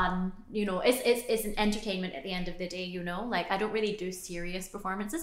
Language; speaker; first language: English; native; English